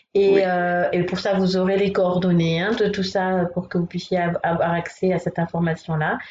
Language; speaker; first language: French; native; French